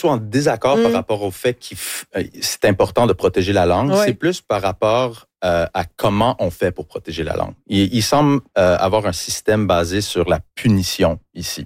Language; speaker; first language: French; early bilingual, other home language; English